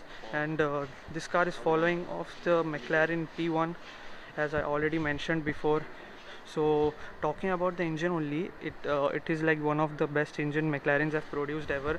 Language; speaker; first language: English; non-native, fluent; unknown